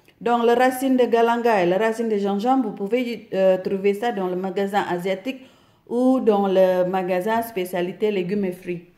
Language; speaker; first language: French; non-native, fluent; Indonesian